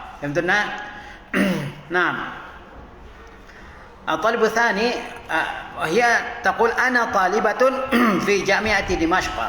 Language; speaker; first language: Arabic; non-native, fluent; Indonesian